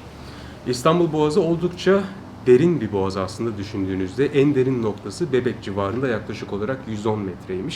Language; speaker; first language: Turkish; native; Turkish